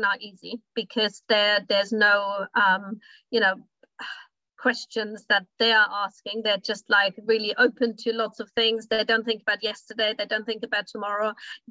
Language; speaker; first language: English; non-native, fluent; German